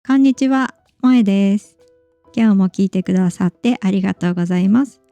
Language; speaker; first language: Japanese; native; Japanese